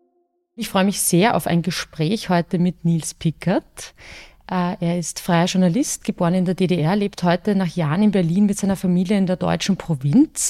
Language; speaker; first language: German; native; German